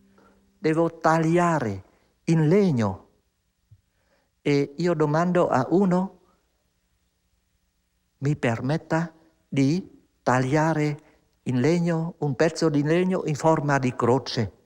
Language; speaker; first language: Italian; non-native, fluent; Vietnamese